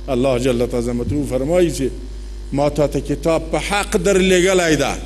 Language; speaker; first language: Persian; non-native, local second language; Pashto